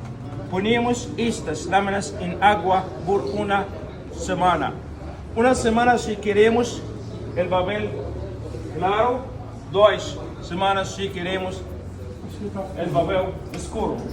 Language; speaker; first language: Portuguese; non-native, learner; Arabic